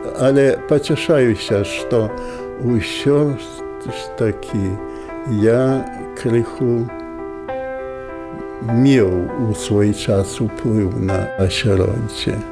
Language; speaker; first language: Polish; non-native, local second language; Belarusian